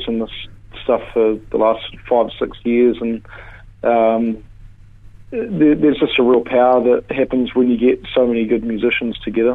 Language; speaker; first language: English; native; English